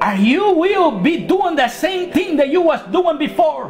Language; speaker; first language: English; non-native, learner; Spanish